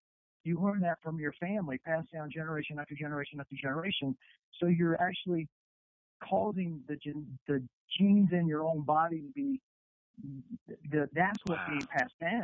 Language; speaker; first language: English; native; English